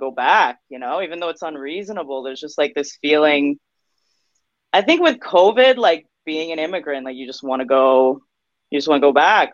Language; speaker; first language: English; early bilingual, other home language; Russian